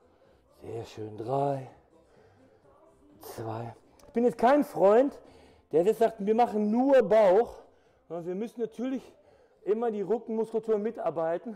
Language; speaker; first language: German; native; German